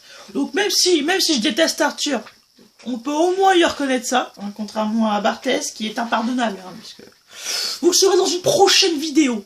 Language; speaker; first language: French; native; French